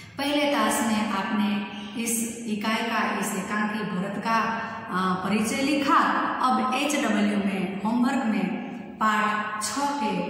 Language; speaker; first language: Hindi; non-native, local second language; Gujarati